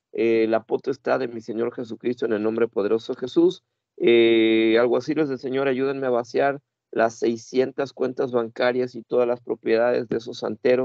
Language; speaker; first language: Spanish; native; Spanish